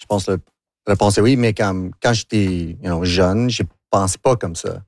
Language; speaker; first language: French; non-native, local second language; English